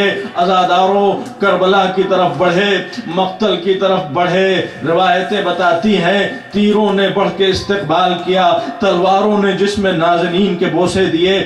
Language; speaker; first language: Urdu; native; Urdu